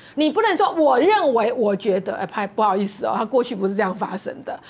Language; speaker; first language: Chinese; non-native, local second language; Min Nan Chinese